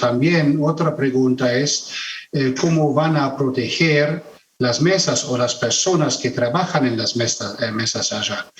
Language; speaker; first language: Spanish; non-native, fluent; German